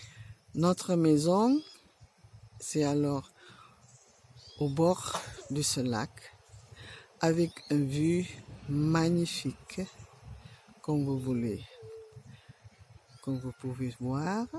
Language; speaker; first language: French; non-native, fluent; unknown